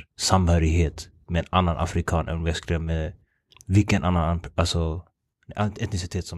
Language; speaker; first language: Swedish; early bilingual, other home language; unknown